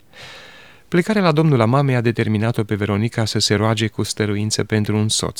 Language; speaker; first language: Romanian; native; Romanian